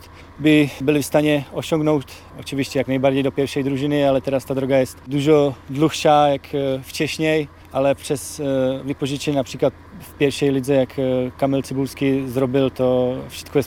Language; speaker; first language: Polish; non-native, fluent; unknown